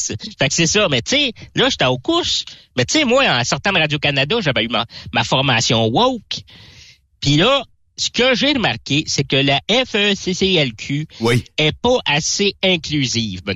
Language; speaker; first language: French; native; French